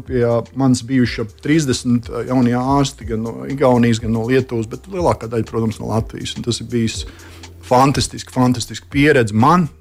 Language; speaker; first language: Latvian; native; Latvian